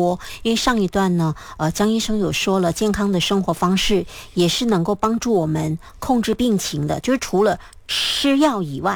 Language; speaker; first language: Chinese; native; Chinese